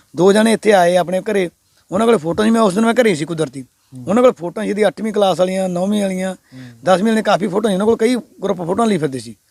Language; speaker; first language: Punjabi; native; Punjabi